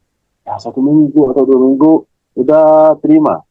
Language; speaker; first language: Indonesian; non-native, fluent; Arabic